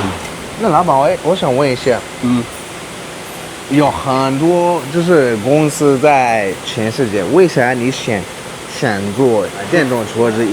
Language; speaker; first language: Chinese; non-native, learner; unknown